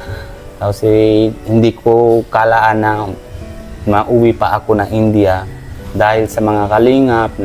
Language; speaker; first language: Filipino; non-native, learner; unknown